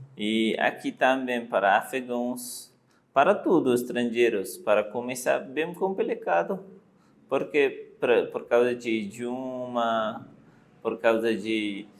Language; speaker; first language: Portuguese; non-native, learner; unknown